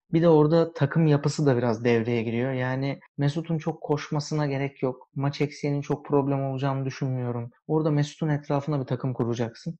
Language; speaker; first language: Turkish; early bilingual, heritage; Turkish